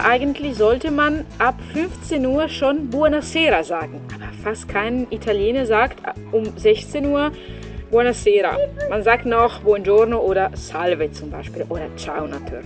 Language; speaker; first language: German; non-native, fluent; Italian